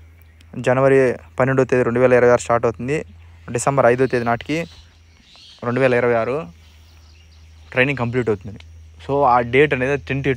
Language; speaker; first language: Telugu; native; Telugu